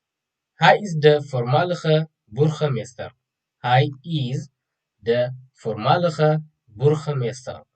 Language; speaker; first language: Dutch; non-native, fluent; Tigrinya